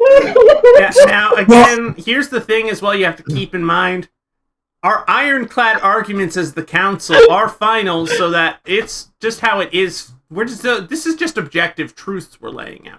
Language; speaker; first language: English; native; English